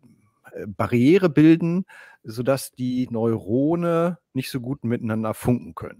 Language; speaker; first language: German; native; German